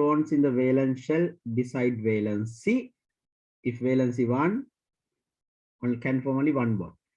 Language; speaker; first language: English; non-native, local second language; Sinhala